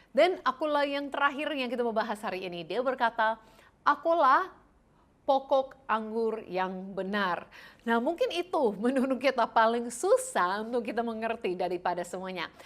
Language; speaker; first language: Indonesian; non-native, fluent; English